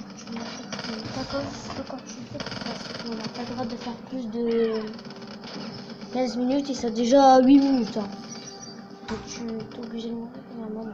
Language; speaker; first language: French; native; French